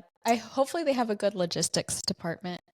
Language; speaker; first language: English; native; English